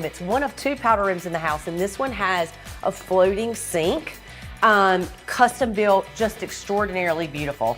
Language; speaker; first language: English; native; English